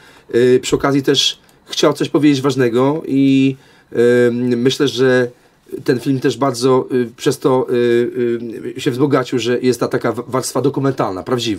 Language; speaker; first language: Polish; native; Polish